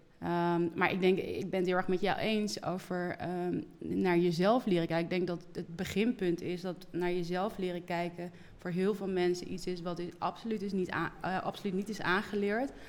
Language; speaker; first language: Dutch; native; Dutch